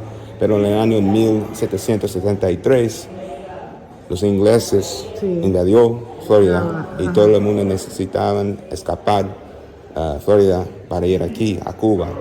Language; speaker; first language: Spanish; non-native, learner; English